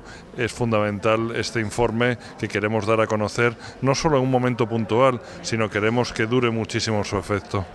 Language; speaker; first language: Spanish; native; Spanish